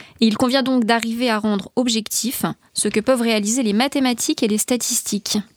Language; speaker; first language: French; native; French